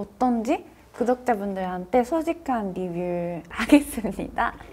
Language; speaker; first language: Korean; non-native, fluent; Japanese